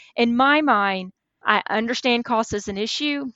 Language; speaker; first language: English; native; English